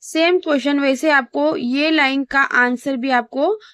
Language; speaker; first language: Hindi; non-native, local second language; Marathi